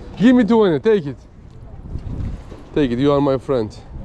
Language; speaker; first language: English; non-native, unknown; Turkish